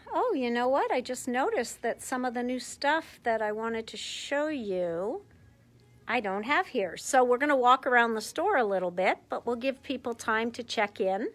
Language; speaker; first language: English; native; English